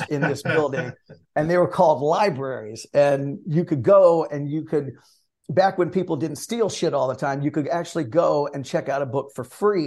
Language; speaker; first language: English; native; English